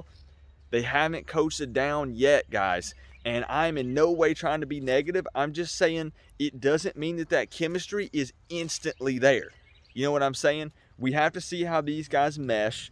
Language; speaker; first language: English; native; English